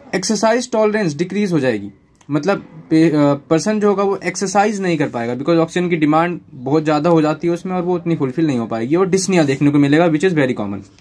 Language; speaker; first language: Hindi; native; Hindi